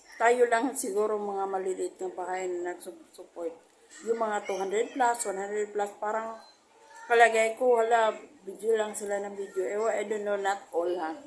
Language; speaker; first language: Filipino; non-native, local second language; Cebuano